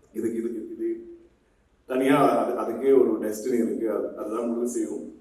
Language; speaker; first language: Tamil; non-native, local second language; Malayalam